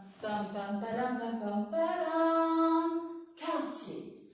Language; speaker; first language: French; native; French